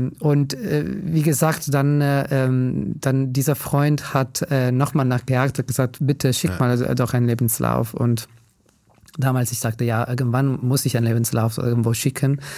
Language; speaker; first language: German; non-native, fluent; Italian